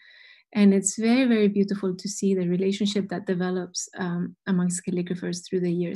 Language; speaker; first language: English; non-native, fluent; Spanish